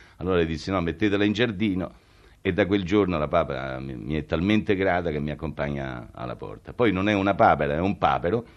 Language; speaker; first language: Italian; native; Italian